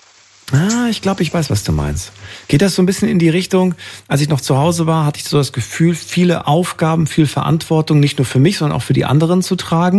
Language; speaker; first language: German; native; German